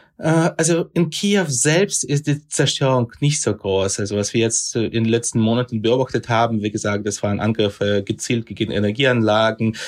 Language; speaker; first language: German; non-native, fluent; Russian